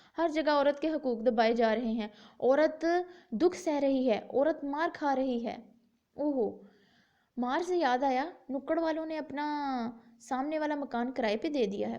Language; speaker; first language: Urdu; native; Urdu